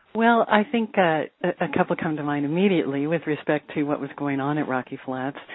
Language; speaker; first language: English; native; English